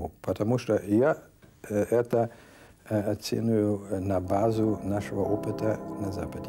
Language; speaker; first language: Russian; non-native, fluent; German